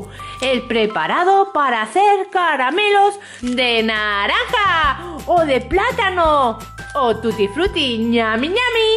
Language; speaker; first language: Spanish; native; Spanish